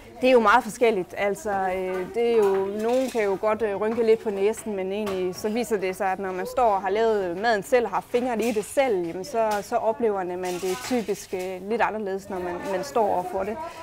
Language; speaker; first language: Danish; native; Danish